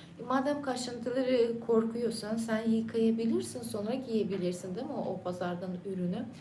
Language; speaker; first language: Turkish; non-native, fluent; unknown